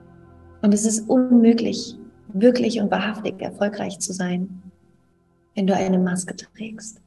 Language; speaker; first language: German; native; German